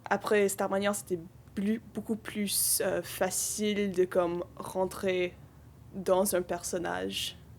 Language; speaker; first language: French; non-native, local second language; English